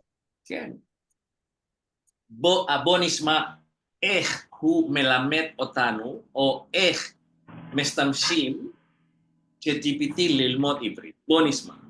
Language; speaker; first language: Hebrew; non-native, fluent; Indonesian